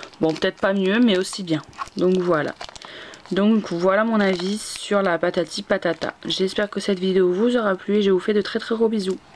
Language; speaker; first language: French; native; French